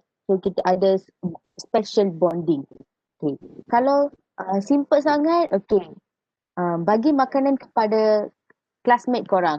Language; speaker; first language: Malay; native; Malay